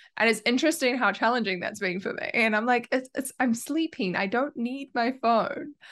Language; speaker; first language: English; native; English